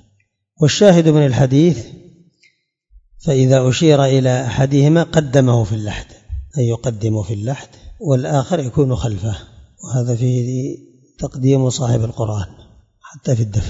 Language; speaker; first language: Arabic; native; Arabic